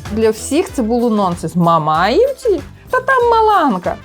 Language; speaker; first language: Ukrainian; native; Ukrainian